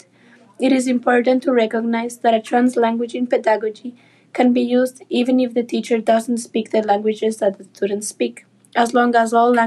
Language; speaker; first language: English; non-native, fluent; Spanish